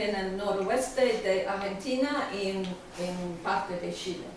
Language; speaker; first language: Spanish; non-native, learner; English